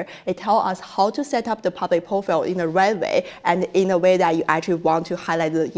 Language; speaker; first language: English; non-native, fluent; Chinese